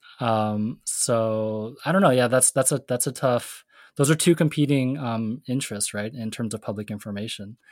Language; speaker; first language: English; native; English